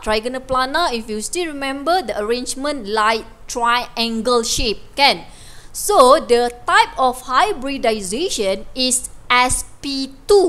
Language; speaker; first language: English; non-native, local second language; Malay